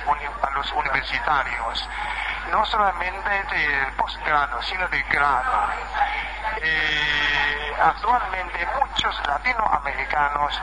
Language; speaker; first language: Spanish; non-native, fluent; Chinese